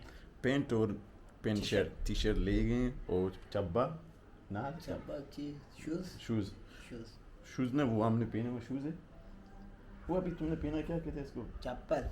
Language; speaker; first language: Hindi; non-native, local second language; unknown